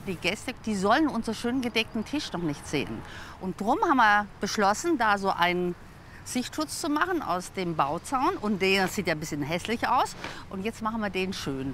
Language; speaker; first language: German; native; German